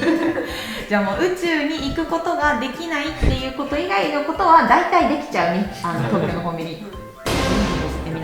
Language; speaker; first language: Japanese; native; Japanese